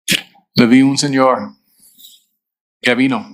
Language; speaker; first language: Spanish; non-native, fluent; English